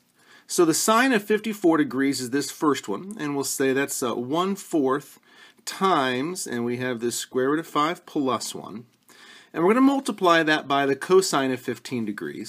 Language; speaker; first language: English; native; English